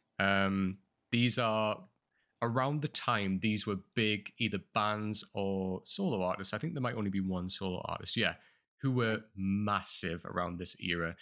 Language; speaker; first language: English; native; English